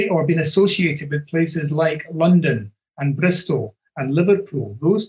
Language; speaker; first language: English; native; English